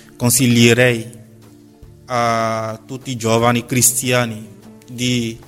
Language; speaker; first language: Italian; non-native, fluent; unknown